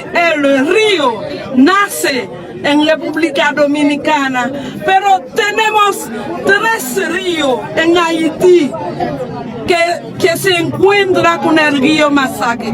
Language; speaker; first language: Spanish; non-native, fluent; Haitian Creole